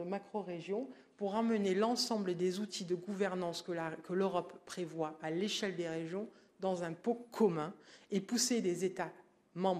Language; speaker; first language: French; native; French